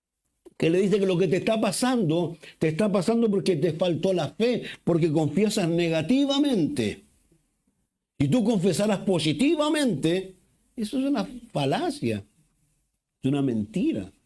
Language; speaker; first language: Spanish; native; Spanish